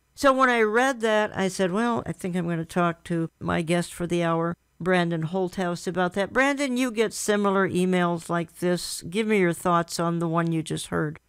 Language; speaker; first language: English; native; English